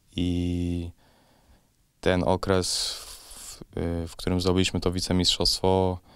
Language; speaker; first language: Polish; native; Polish